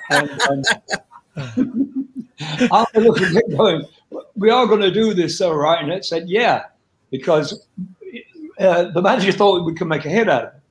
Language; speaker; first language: English; native; English